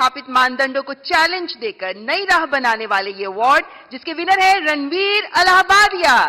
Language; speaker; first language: Hindi; native; Hindi